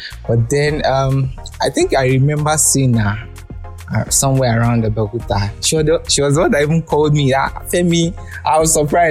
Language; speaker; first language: English; non-native, local second language; Yoruba